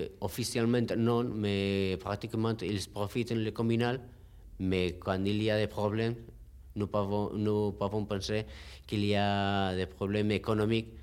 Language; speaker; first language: French; non-native, learner; Spanish